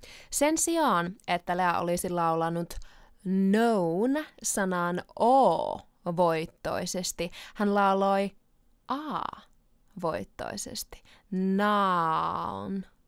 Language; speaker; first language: Finnish; native; Finnish